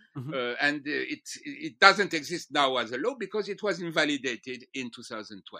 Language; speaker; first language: English; non-native, fluent; French